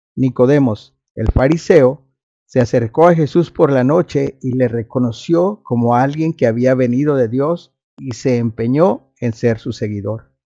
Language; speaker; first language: Spanish; non-native, fluent; English